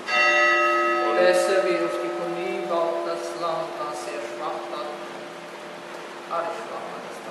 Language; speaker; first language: German; early bilingual, heritage; German